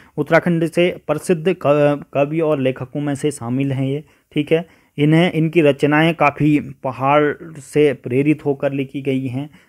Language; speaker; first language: Hindi; native; Hindi